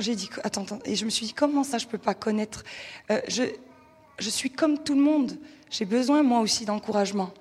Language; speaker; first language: French; native; French